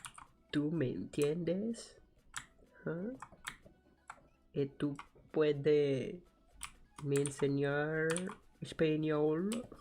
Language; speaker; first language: Spanish; non-native, learner; English